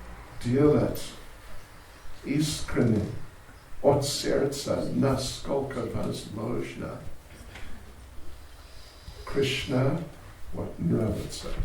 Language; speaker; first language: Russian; non-native, learner; English